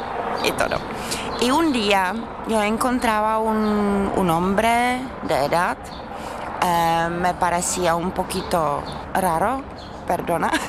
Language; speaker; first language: Spanish; non-native, learner; Czech